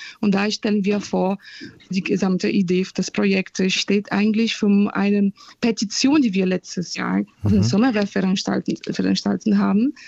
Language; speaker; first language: German; non-native, fluent; Portuguese